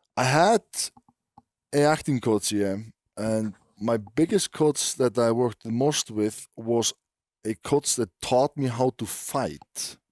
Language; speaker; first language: English; non-native, fluent; Icelandic